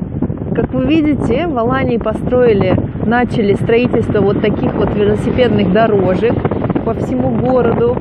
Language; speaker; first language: Russian; native; Russian